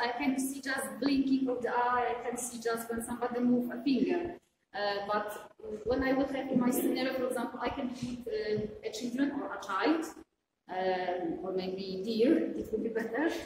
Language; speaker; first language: English; non-native, fluent; Polish